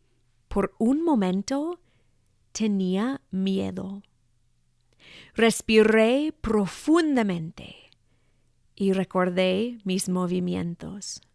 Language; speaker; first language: Spanish; non-native, fluent; English